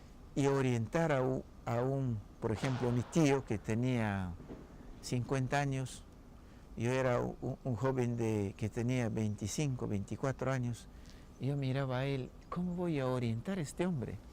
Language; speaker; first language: Spanish; non-native, local second language; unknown